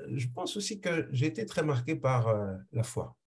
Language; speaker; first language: French; non-native, local second language; Haitian Creole